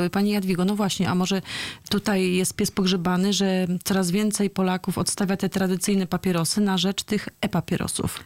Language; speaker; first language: Polish; native; Polish